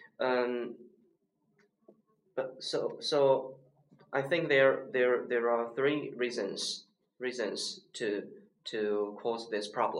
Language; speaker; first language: English; non-native, learner; Chinese